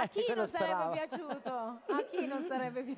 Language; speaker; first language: Italian; native; Italian